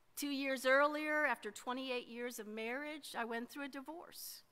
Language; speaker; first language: English; native; English